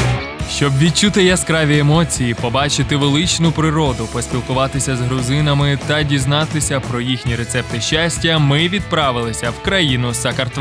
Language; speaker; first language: Ukrainian; native; Ukrainian